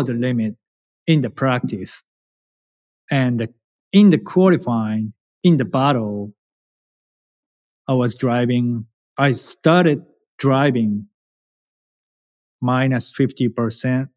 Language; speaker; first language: English; non-native, learner; Japanese